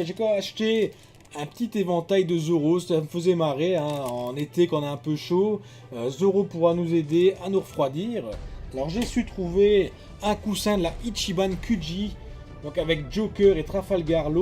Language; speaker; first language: French; native; French